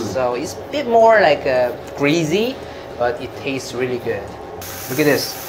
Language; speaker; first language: English; non-native, fluent; Korean